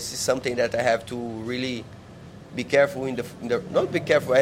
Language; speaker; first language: English; non-native, learner; Portuguese